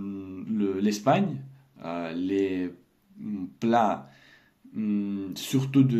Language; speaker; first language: French; non-native, learner; Russian